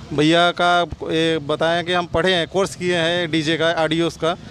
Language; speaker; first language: Hindi; native; Hindi